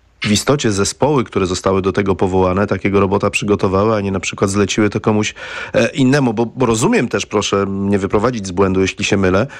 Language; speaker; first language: Polish; native; Polish